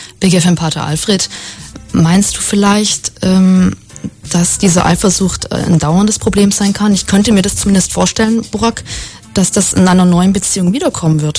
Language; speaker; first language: German; native; German